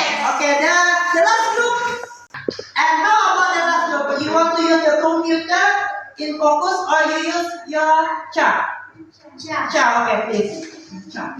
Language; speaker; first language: English; non-native, learner; Indonesian